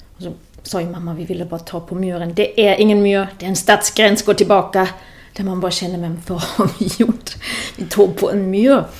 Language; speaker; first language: Swedish; non-native, fluent; German